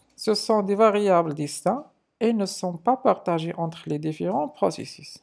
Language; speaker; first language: French; non-native, local second language; Arabic